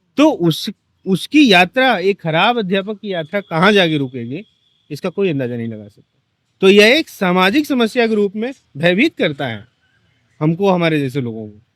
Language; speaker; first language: Hindi; native; Hindi